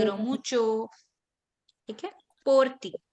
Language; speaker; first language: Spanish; non-native, fluent; Hindi